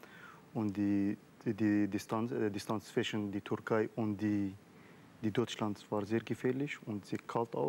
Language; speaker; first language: German; non-native, learner; Arabic